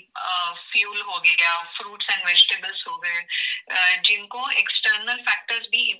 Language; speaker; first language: Hindi; native; Hindi